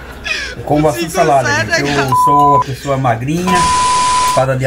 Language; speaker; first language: Portuguese; native; Portuguese